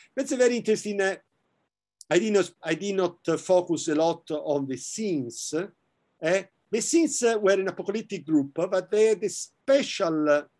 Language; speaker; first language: English; non-native, fluent; Italian